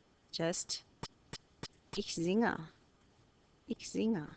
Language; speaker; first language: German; non-native, fluent; English